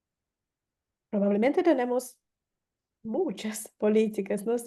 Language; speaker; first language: Spanish; non-native, learner; Portuguese